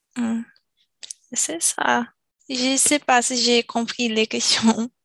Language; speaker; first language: French; non-native, learner; Portuguese